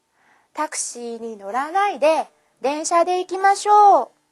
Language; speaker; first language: Japanese; non-native, fluent; Korean